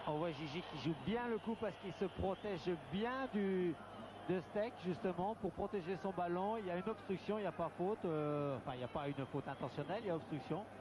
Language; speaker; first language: French; native; French